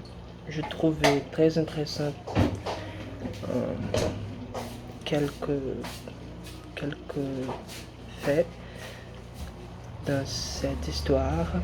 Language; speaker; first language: French; non-native, learner; Portuguese